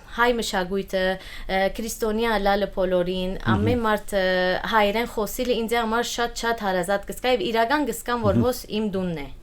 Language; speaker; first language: Armenian; early bilingual, heritage; Armenian